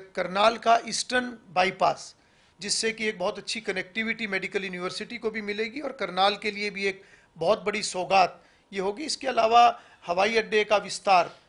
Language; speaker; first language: Hindi; native; Hindi